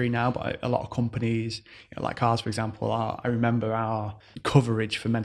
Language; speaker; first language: English; native; English